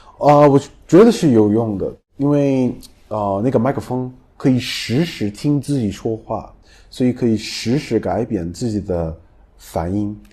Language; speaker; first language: Chinese; non-native, fluent; English